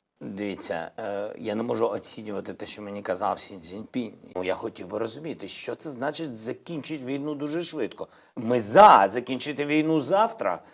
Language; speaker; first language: Ukrainian; non-native, local second language; Russian